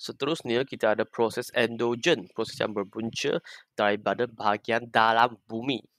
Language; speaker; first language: Malay; non-native, local second language; Chinese